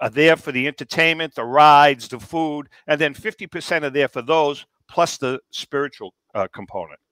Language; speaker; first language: English; native; English